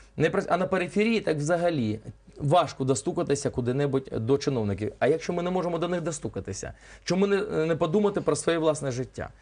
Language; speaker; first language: Ukrainian; non-native, local second language; Russian